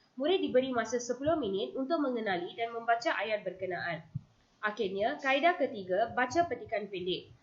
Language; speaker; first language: Malay; non-native, local second language; Tamil